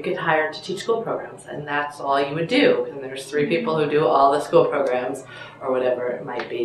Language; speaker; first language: English; native; English